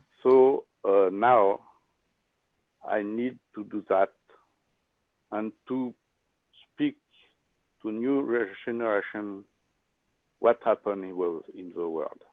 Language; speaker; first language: English; non-native, learner; French